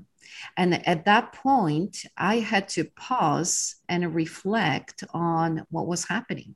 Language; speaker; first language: English; non-native, fluent; Polish